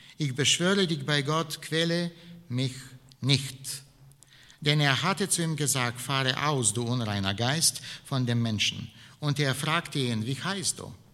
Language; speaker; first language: German; non-native, fluent; Bulgarian